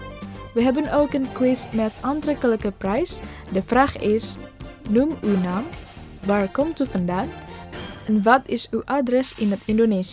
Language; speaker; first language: Dutch; non-native, learner; Indonesian